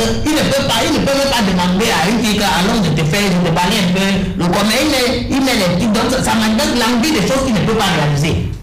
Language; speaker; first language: French; native; French